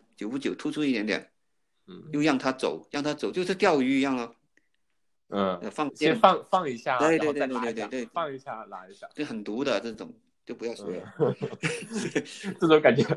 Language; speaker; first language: Chinese; non-native, fluent; Cantonese